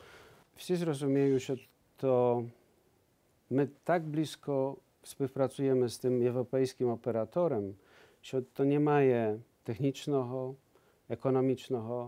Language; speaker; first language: Ukrainian; non-native, learner; Polish